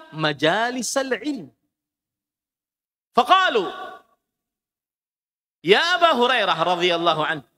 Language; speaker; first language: Arabic; non-native, fluent; Indonesian